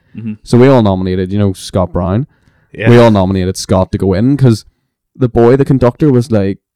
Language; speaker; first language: English; native; English